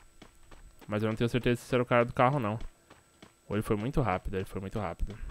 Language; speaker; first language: Portuguese; native; Portuguese